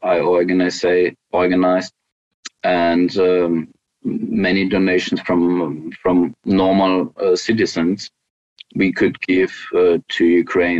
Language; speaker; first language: English; non-native, fluent; German